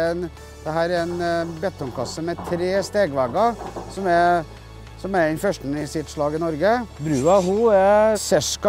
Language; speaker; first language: Norwegian; native; Norwegian